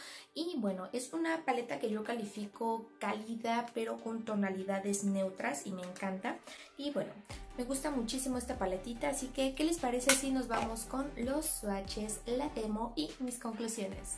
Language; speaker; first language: Spanish; native; Spanish